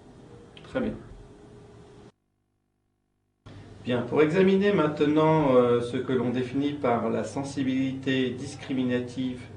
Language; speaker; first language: French; native; French